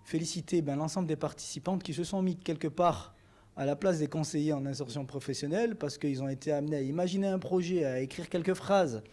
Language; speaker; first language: French; native; French